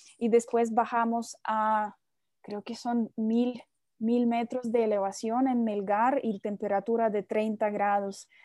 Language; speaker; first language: Spanish; non-native, fluent; Russian